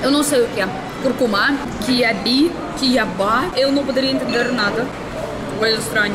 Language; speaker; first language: Portuguese; non-native, learner; Russian